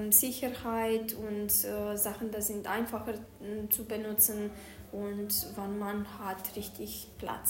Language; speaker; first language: German; non-native, fluent; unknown